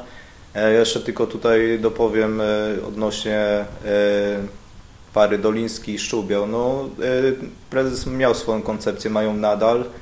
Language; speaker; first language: Polish; native; Polish